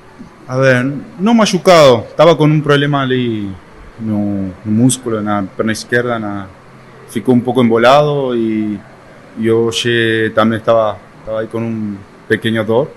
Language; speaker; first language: Portuguese; non-native, fluent; Spanish